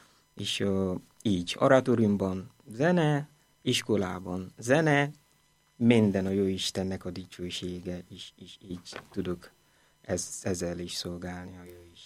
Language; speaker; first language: Hungarian; non-native, fluent; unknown